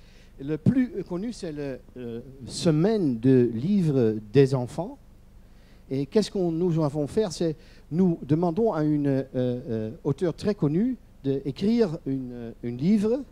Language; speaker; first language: French; non-native, learner; Dutch